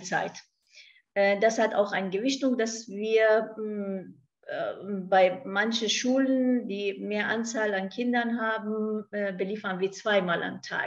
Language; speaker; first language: German; non-native, fluent; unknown